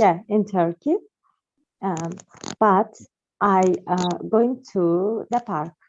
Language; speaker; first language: English; non-native, learner; Russian